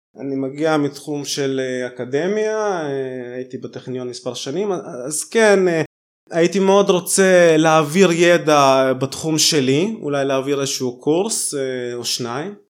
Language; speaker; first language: Hebrew; early bilingual, other home language; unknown